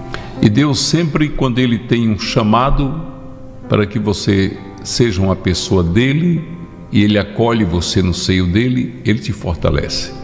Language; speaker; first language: Portuguese; native; Portuguese